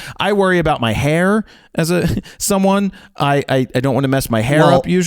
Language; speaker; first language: English; native; English